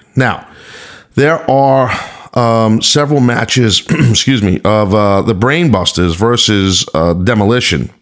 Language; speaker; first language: English; native; English